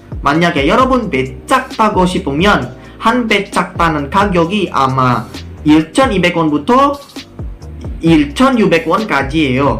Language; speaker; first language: Korean; non-native, learner; Indonesian